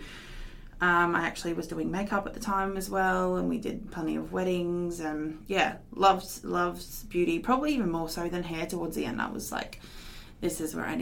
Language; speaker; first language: English; native; English